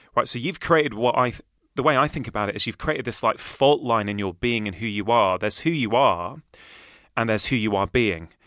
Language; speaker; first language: English; native; English